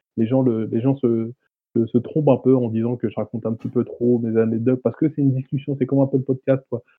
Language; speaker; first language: French; early bilingual, other home language; Wolof